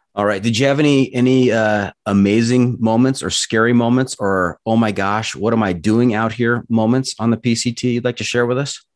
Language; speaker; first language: English; native; English